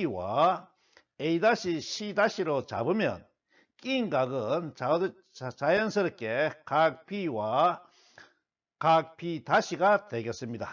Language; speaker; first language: Korean; native; Korean